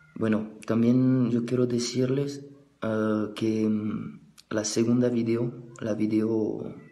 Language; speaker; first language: Spanish; non-native, fluent; French